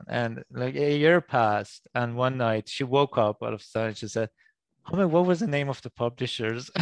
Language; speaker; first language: English; non-native, fluent; Persian